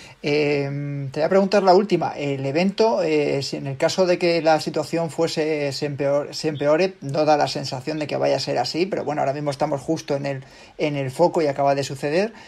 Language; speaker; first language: Spanish; native; Spanish